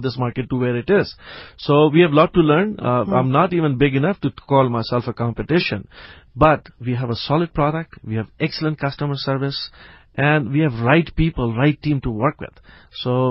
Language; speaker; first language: English; non-native, local second language; Urdu